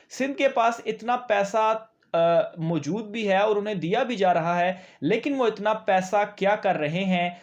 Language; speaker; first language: Urdu; native; Urdu